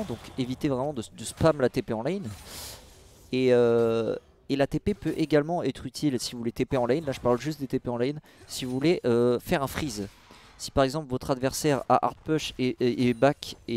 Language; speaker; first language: French; native; French